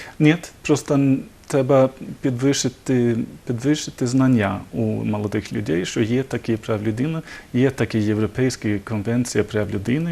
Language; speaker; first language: Ukrainian; non-native, learner; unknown